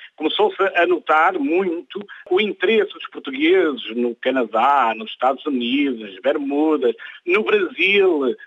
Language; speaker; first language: Portuguese; native; Portuguese